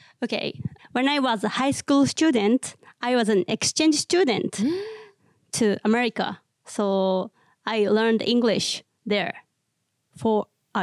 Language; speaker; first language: English; non-native, learner; Japanese